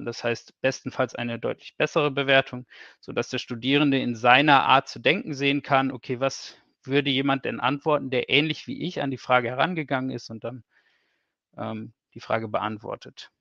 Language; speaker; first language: German; native; German